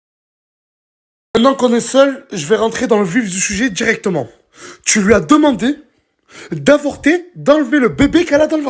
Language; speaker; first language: French; native; French